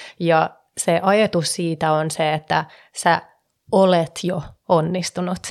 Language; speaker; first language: Finnish; early bilingual, heritage; Finnish